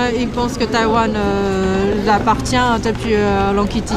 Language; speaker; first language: French; non-native, learner; Chinese